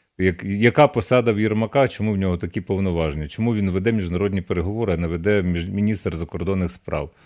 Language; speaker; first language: Ukrainian; native; Ukrainian